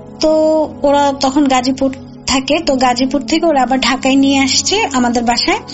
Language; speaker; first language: Bangla; native; Bangla